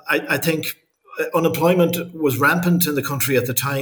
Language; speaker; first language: English; native; English